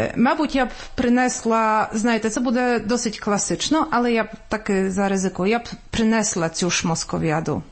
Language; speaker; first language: Ukrainian; early bilingual, heritage; Ukrainian